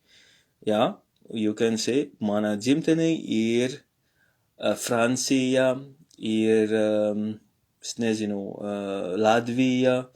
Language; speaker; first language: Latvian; non-native, learner; Morisyen